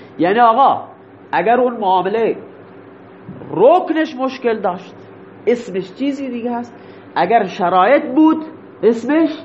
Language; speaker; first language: Persian; non-native, local second language; Baluchi